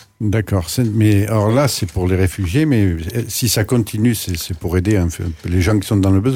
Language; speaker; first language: French; native; French